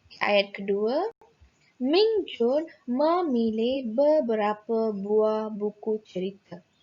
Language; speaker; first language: Malay; non-native, local second language; Tamil